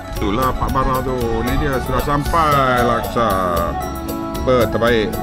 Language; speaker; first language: Malay; native; Malay